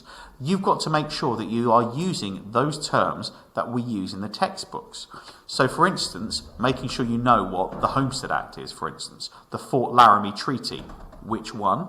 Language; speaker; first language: English; native; English